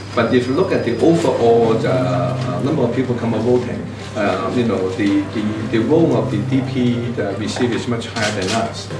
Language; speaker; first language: English; non-native, local second language; Cantonese